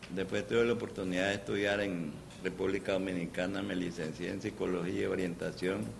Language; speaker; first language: Spanish; native; Spanish